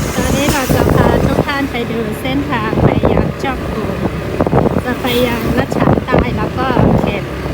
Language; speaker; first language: Thai; non-native, fluent; Shan